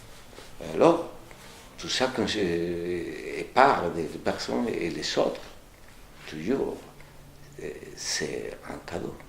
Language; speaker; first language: French; non-native, fluent; Spanish